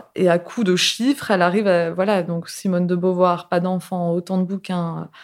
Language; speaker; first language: French; native; French